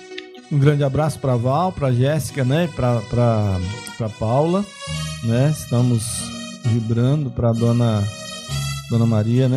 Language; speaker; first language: Portuguese; native; Portuguese